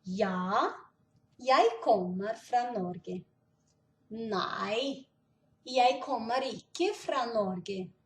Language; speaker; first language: Norwegian; non-native, fluent; Portuguese